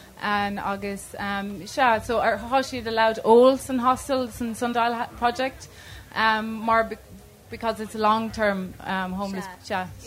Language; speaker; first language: Irish; non-native, local second language; English